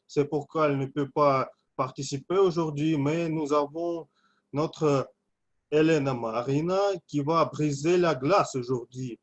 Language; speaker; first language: French; non-native, fluent; Russian